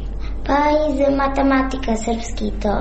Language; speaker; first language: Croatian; early bilingual, other home language; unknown